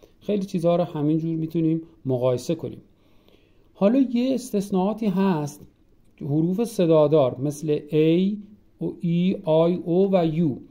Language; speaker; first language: Persian; native; Persian